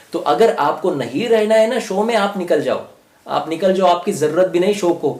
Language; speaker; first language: Hindi; non-native, local second language; Marathi